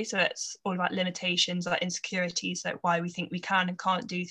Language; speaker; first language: English; native; English